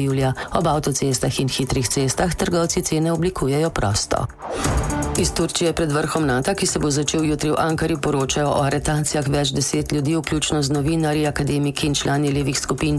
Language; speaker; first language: Slovenian; native; Slovenian